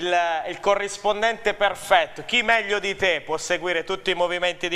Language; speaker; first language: Italian; native; Italian